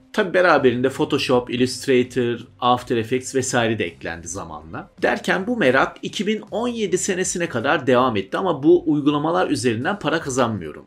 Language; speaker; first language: Turkish; early bilingual, heritage; Turkish